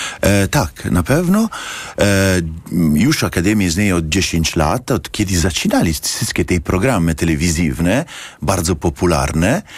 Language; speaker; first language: Polish; non-native, learner; Italian